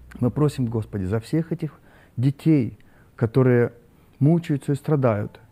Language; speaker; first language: Russian; native; Russian